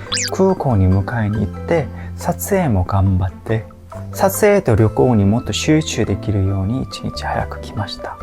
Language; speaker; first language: Japanese; non-native, fluent; Korean